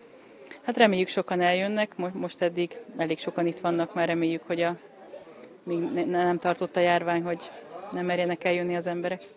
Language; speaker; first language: Hungarian; native; Hungarian